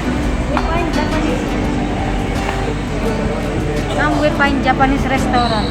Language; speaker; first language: English; non-native, learner; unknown